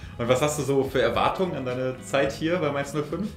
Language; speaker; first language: German; native; German